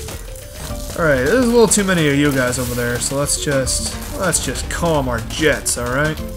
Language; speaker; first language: English; native; English